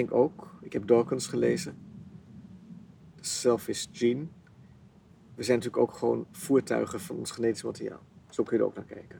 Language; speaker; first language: Dutch; native; Dutch